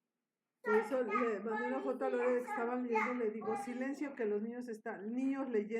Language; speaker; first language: Spanish; native; Spanish